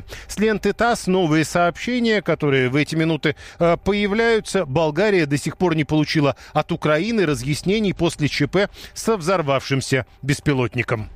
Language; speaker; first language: Russian; native; Russian